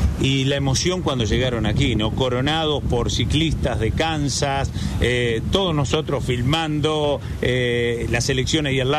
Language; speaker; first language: Spanish; native; Spanish